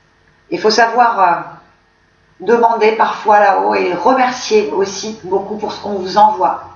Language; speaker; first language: French; native; French